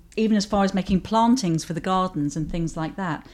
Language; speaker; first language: English; native; English